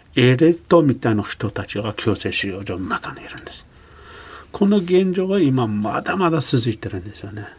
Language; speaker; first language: Japanese; non-native, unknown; Uyghur